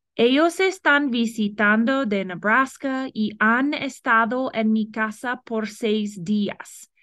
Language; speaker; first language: Spanish; non-native, fluent; English